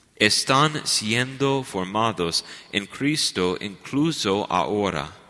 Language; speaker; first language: Spanish; non-native, learner; English